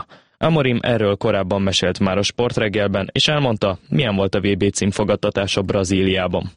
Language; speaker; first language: Hungarian; native; Hungarian